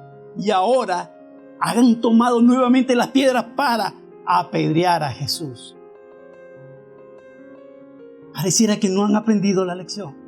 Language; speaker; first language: Spanish; native; Spanish